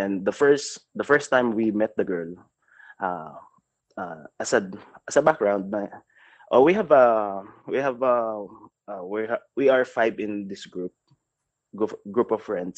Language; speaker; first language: English; non-native, local second language; Filipino